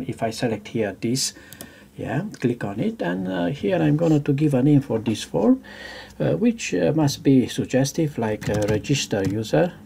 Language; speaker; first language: English; non-native, fluent; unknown